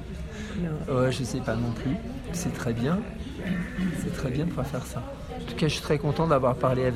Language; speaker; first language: French; native; French